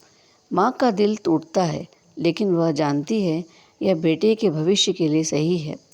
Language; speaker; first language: Hindi; native; Hindi